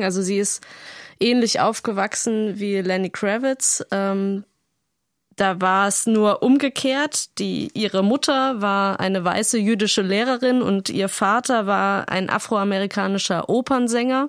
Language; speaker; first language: German; native; German